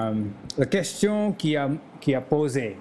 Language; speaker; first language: French; non-native, learner; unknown